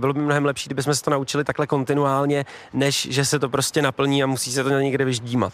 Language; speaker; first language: Czech; native; Czech